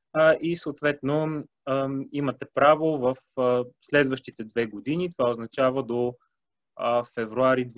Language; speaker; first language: Bulgarian; native; Bulgarian